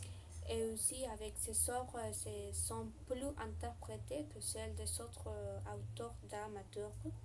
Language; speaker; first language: French; non-native, learner; Spanish